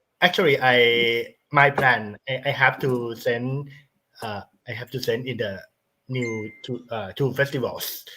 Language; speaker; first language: English; non-native, learner; Thai